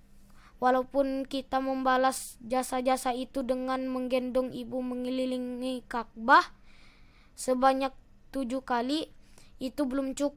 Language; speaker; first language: Indonesian; native; Indonesian